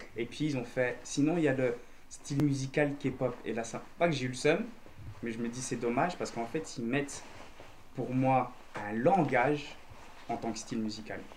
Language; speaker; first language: French; native; French